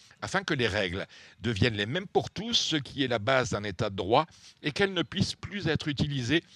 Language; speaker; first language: French; native; French